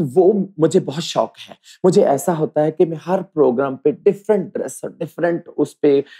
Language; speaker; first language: Hindi; native; Hindi